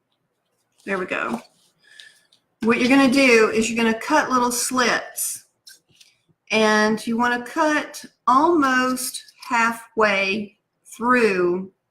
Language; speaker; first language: English; native; English